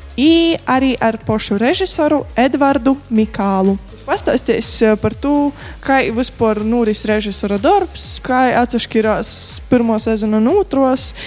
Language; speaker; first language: Latvian; native; Latvian